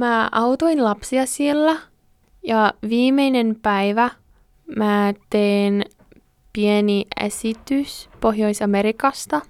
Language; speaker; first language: Finnish; non-native, learner; English